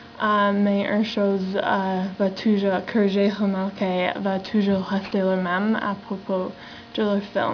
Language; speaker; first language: French; non-native, learner; English